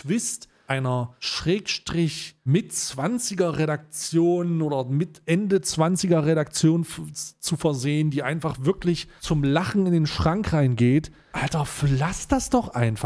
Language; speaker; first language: German; native; German